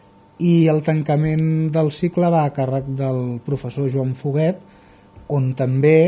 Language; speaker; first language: Catalan; native; Catalan